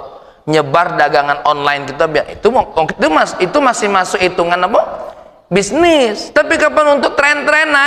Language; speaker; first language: Indonesian; native; Indonesian